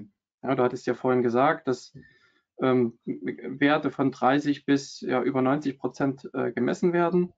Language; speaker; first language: German; native; German